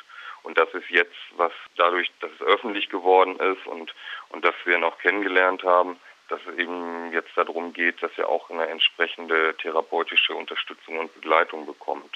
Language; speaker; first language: German; native; German